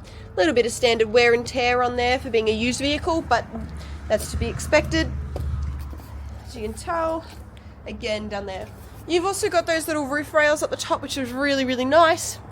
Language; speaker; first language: English; native; English